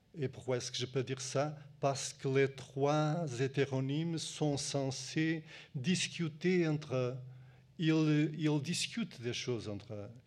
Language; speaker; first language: French; non-native, fluent; Portuguese